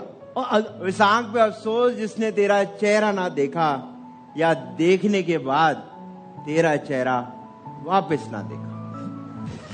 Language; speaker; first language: Urdu; native; Urdu